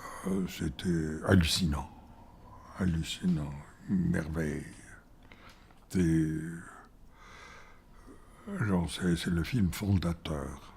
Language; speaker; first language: French; non-native, fluent; Bulgarian